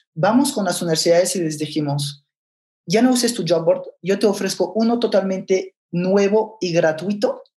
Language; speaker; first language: Spanish; non-native, fluent; French